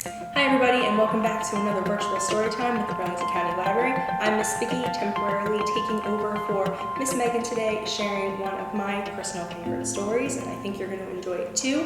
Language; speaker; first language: English; native; English